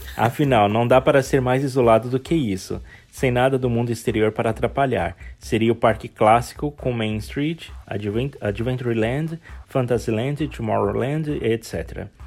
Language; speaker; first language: Portuguese; native; Portuguese